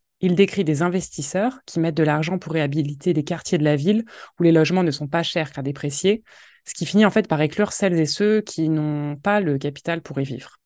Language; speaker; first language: French; native; French